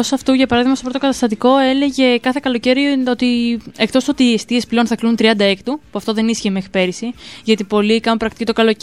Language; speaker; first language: Greek; native; Greek